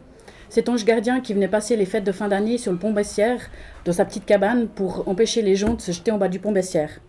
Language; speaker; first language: French; native; French